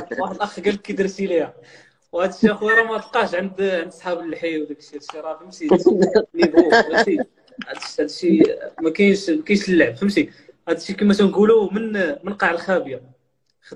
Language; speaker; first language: Arabic; native; Arabic